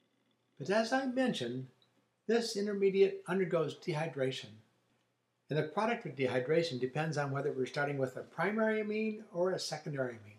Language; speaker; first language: English; native; English